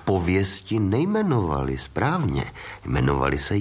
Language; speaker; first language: Czech; native; Czech